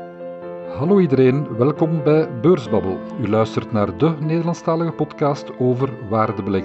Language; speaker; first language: Dutch; native; Dutch